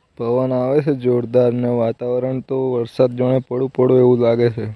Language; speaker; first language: Gujarati; native; Gujarati